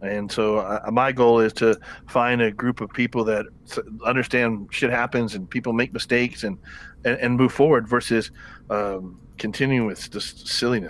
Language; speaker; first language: English; native; English